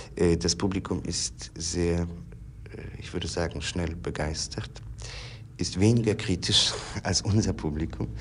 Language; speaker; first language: German; non-native, fluent; Polish